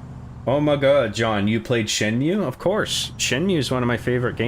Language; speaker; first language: English; native; English